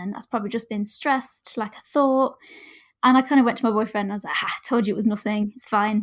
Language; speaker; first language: English; native; English